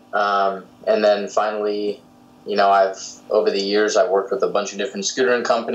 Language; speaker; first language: English; native; English